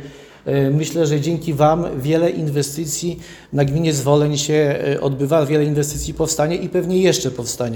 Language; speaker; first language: Polish; native; Polish